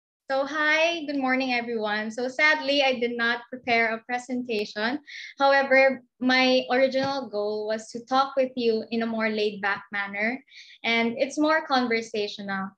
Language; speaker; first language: English; non-native, local second language; Filipino